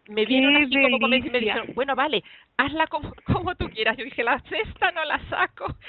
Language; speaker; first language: Spanish; native; Spanish